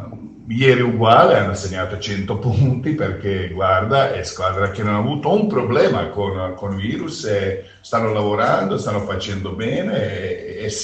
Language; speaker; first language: Italian; non-native, fluent; Croatian